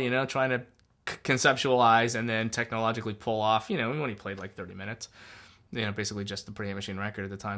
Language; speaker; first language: English; native; English